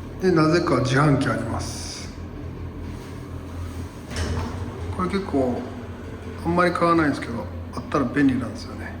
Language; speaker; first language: Japanese; native; Japanese